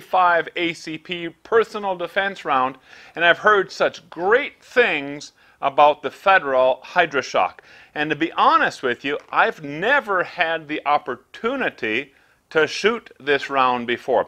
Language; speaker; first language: English; native; English